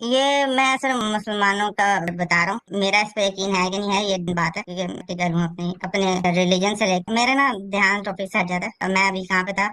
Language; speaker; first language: Urdu; non-native, local second language; Punjabi